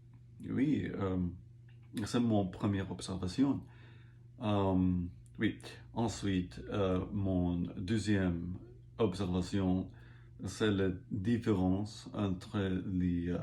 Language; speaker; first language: French; non-native, learner; English